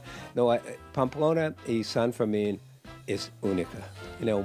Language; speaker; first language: Spanish; non-native, learner; English